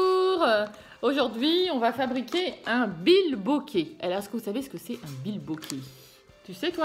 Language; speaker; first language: French; native; French